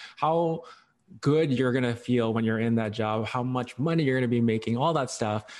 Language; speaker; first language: English; non-native, local second language; Cantonese